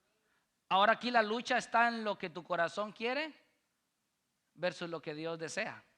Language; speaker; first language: Spanish; native; Spanish